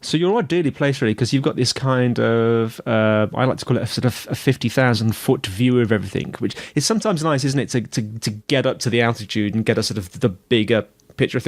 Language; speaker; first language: English; native; English